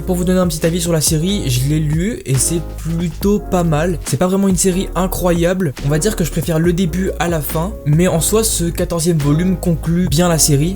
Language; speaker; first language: French; native; French